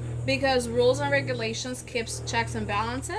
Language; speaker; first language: English; non-native, fluent; Albanian